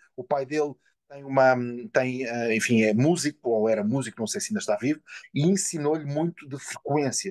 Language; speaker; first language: Portuguese; native; Portuguese